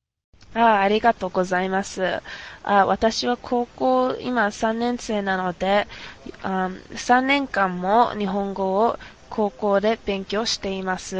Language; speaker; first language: Japanese; non-native, fluent; English